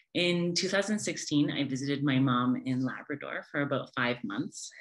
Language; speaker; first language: English; native; English